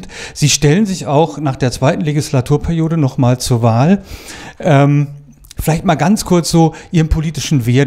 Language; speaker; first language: German; native; German